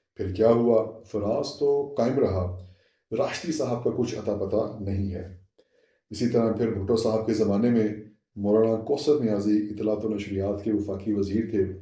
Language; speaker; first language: Urdu; non-native, local second language; Saraiki